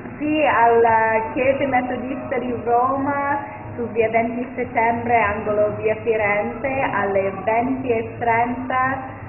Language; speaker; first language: Italian; non-native, fluent; English